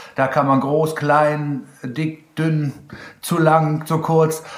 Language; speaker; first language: German; native; German